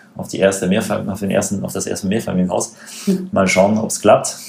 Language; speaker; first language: German; non-native, fluent; French